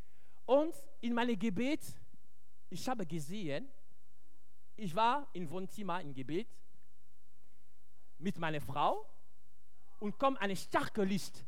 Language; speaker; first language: German; non-native, fluent; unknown